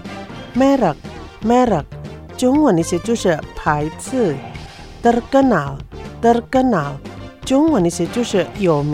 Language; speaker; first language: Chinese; non-native, fluent; Indonesian